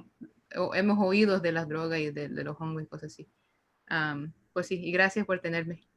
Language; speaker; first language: Spanish; early bilingual, heritage; Spanish